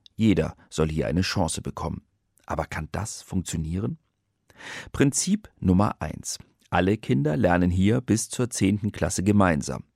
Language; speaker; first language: German; native; German